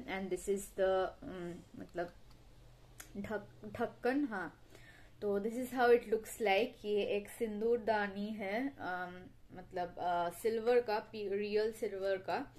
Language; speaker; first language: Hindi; non-native, local second language; Bangla